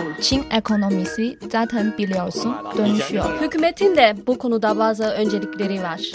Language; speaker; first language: Turkish; non-native, fluent; Chinese